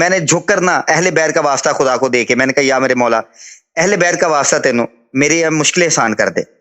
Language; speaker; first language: Urdu; non-native, local second language; Punjabi